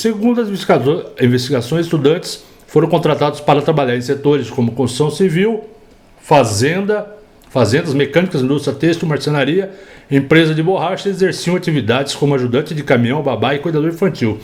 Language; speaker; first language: Portuguese; native; Portuguese